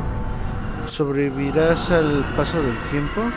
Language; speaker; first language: Spanish; native; Spanish